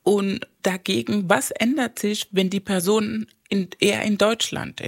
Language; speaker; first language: German; early bilingual, other home language; Spanish